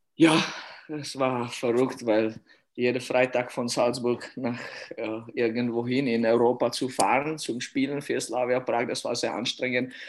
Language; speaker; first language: German; non-native, fluent; Czech